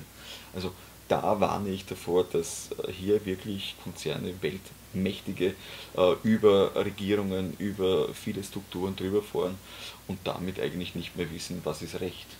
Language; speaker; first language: German; native; German